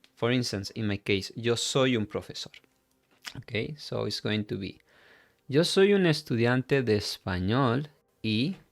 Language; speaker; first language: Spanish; non-native, fluent; English